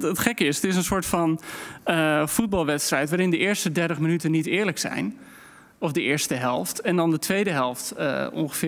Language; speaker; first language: Dutch; native; Dutch